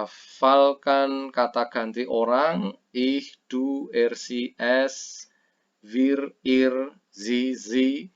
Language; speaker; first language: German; non-native, fluent; Indonesian